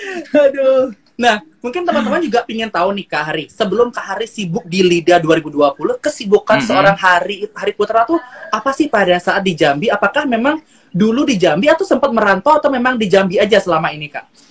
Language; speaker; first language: Indonesian; native; Indonesian